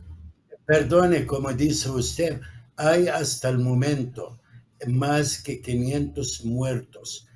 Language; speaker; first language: Spanish; non-native, fluent; Arabic